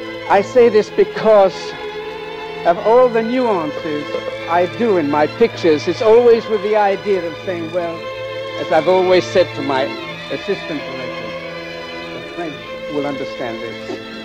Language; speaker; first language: English; native; English